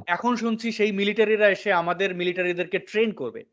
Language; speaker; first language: Bangla; native; Bangla